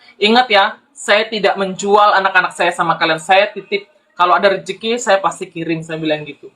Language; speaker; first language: Indonesian; native; Indonesian